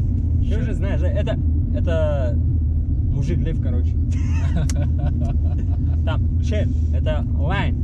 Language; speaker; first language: Russian; non-native, fluent; Tajik